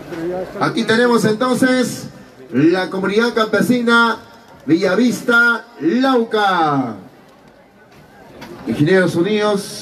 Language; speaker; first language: Spanish; native; Spanish